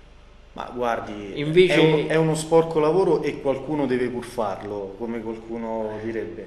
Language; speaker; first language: Italian; native; Italian